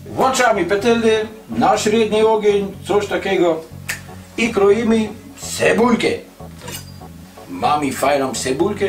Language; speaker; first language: Polish; non-native, learner; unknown